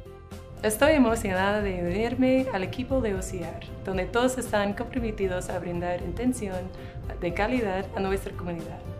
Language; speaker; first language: Spanish; non-native, fluent; English